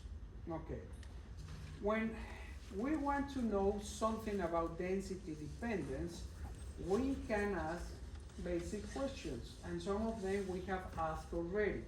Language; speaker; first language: English; non-native, fluent; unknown